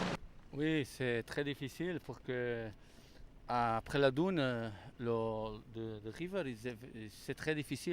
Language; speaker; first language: French; non-native, learner; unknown